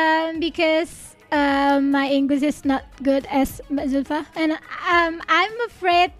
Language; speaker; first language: English; non-native, learner; Indonesian